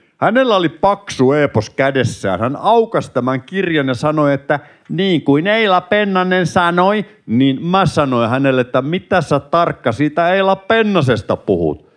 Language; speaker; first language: Finnish; native; Finnish